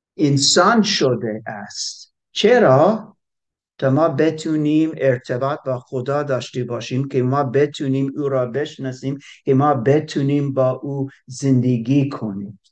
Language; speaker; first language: Persian; non-native, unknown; English